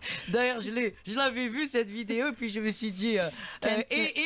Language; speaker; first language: French; non-native, local second language; Arabic